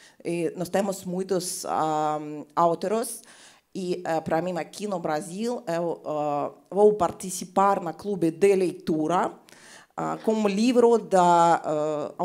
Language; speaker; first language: Portuguese; non-native, learner; Russian